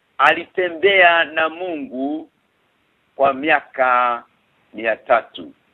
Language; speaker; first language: Swahili; native; Swahili